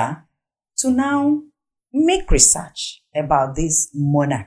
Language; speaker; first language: English; non-native, local second language; Igbo